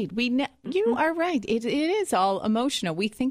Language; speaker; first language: English; native; English